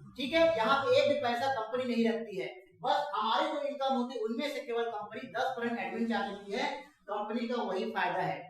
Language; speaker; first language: Hindi; non-native, local second language; Marathi